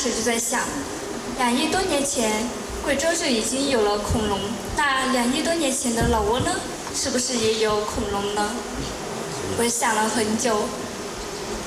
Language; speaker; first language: Chinese; non-native, fluent; Lao